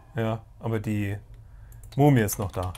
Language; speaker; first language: German; native; German